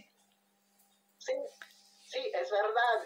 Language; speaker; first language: Spanish; non-native, learner; Portuguese